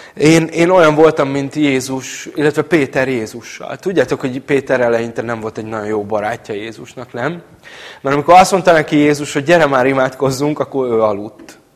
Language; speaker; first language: Hungarian; native; Hungarian